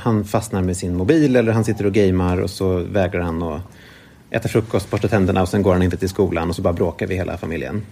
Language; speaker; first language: Swedish; native; Swedish